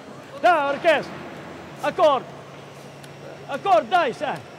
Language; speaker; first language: Russian; non-native, local second language; Ukrainian